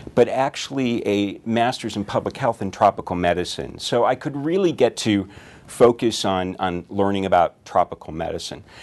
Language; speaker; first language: English; native; English